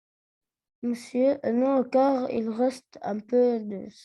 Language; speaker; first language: French; non-native, local second language; Arabic